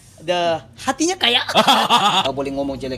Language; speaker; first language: Indonesian; non-native, learner; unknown